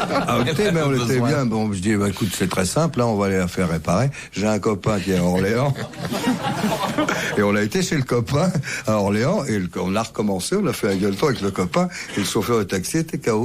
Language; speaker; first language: French; native; French